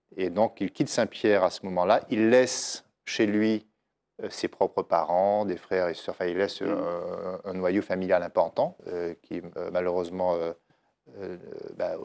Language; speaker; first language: French; native; French